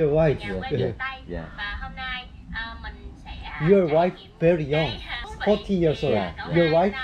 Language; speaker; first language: English; non-native, learner; Korean